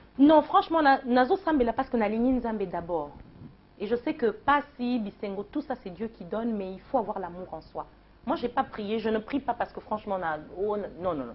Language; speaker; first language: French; non-native, local second language; Lingala